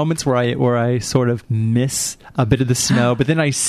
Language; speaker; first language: English; native; English